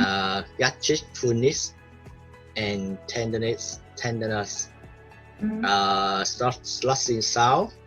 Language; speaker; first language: English; non-native, learner; Vietnamese